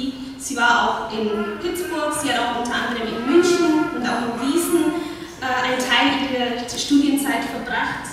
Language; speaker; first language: German; non-native, fluent; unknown